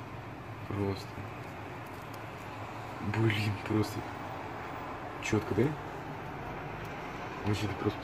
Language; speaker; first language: Russian; native; Russian